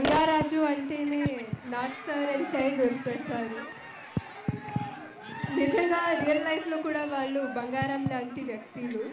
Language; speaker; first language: Telugu; non-native, fluent; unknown